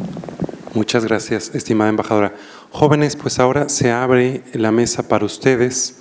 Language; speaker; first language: Spanish; native; Spanish